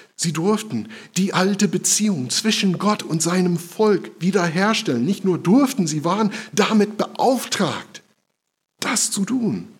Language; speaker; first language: German; non-native, fluent; English